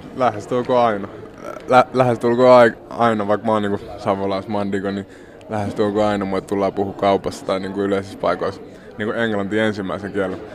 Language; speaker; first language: Finnish; native; Finnish